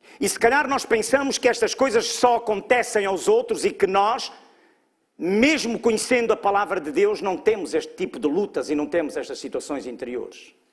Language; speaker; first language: Portuguese; native; Portuguese